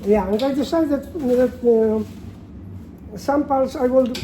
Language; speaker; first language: English; non-native, learner; Polish